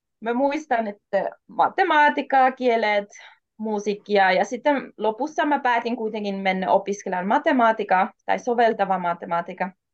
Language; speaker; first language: Finnish; non-native, fluent; German